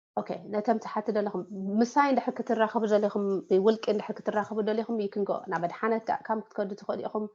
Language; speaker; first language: Tigrinya; native; Tigrinya